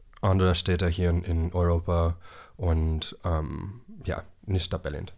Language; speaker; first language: German; non-native, learner; English